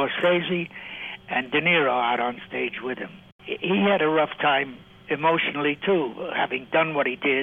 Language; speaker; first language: English; native; English